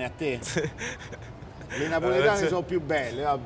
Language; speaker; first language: Italian; native; Italian